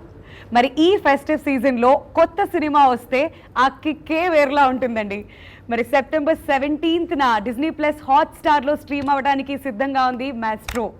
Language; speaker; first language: Telugu; native; Telugu